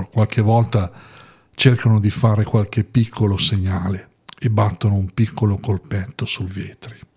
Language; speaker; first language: Italian; native; Italian